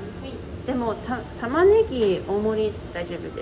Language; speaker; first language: Japanese; non-native, learner; English